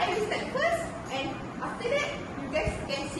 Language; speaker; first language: English; non-native, learner; Malay